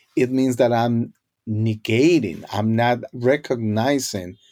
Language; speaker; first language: English; non-native, fluent; Spanish